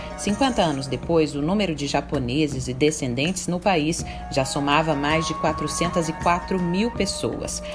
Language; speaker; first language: Portuguese; native; Portuguese